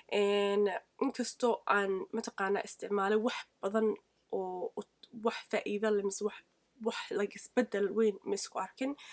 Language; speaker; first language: Somali; early bilingual, heritage; Somali